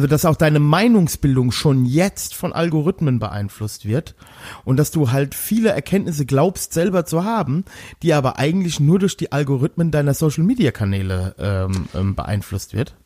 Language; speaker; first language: German; native; German